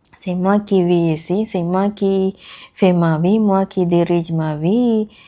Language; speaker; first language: French; non-native, learner; Tamil